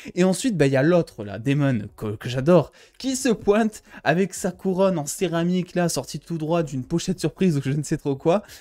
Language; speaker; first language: French; native; French